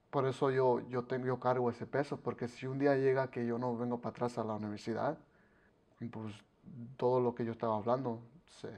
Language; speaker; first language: Spanish; early bilingual, heritage; Spanish